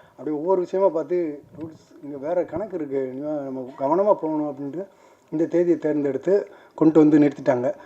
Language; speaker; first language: Tamil; native; Tamil